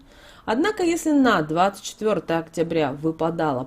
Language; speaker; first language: Russian; native; Russian